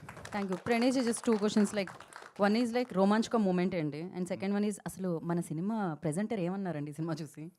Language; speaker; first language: Telugu; native; Telugu